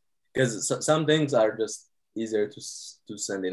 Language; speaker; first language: English; non-native, fluent; Tigrinya